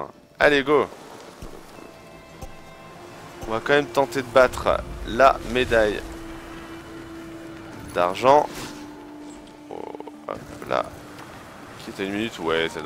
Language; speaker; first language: French; native; French